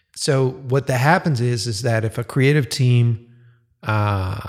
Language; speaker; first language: English; native; English